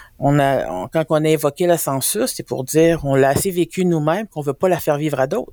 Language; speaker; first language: French; native; French